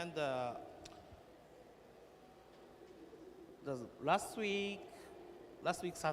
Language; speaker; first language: English; non-native, learner; Japanese